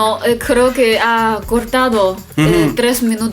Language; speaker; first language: Spanish; non-native, fluent; Chinese